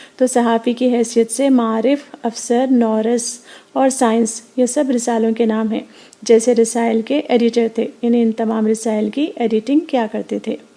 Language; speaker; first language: Urdu; native; Urdu